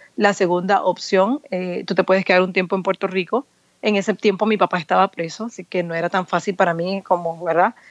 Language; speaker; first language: Spanish; native; Spanish